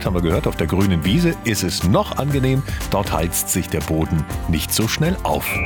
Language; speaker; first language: German; native; German